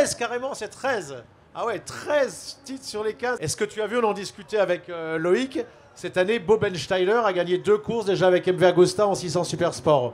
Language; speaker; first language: French; native; French